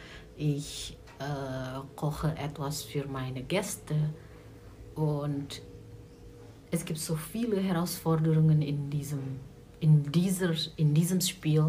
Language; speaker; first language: German; non-native, learner; Indonesian